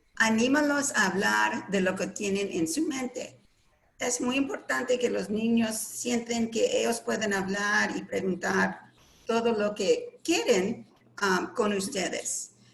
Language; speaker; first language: Spanish; non-native, learner; English